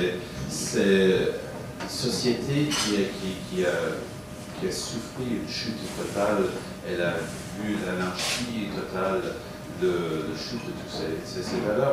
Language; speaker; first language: French; non-native, fluent; English